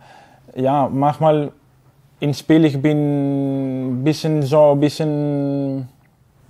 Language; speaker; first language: German; non-native, learner; Greek